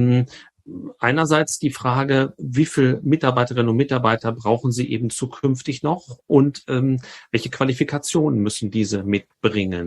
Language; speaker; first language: German; native; German